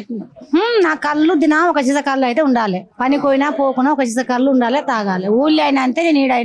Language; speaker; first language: Telugu; native; Telugu